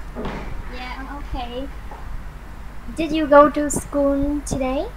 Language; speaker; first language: English; non-native, fluent; Vietnamese